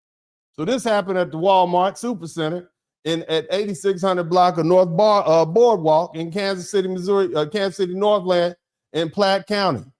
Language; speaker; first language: English; native; English